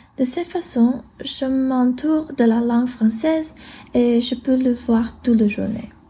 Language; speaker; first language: French; non-native, learner; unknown